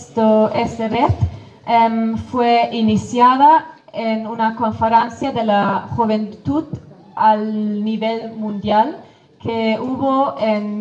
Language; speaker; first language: Spanish; non-native, fluent; Kurdish